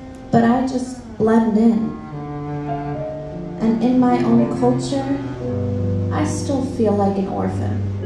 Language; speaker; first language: English; early bilingual, other home language; Spanish